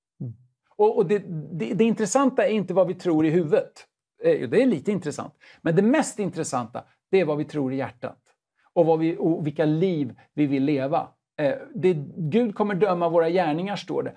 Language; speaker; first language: Swedish; native; Swedish